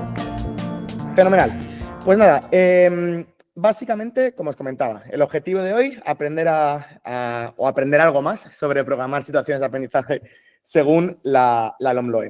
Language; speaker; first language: Spanish; native; Spanish